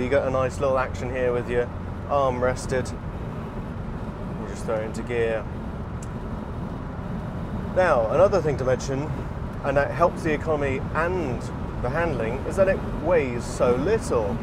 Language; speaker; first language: English; native; English